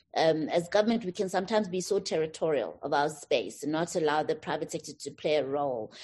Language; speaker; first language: English; non-native, local second language; Tswana